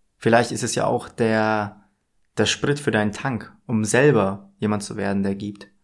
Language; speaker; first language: German; native; German